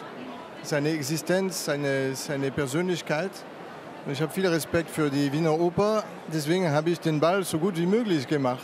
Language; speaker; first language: German; non-native, fluent; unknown